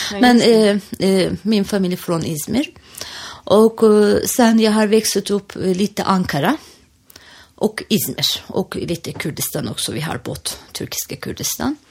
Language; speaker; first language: Swedish; non-native, fluent; Turkish